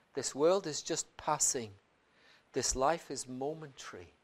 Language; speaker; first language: English; native; English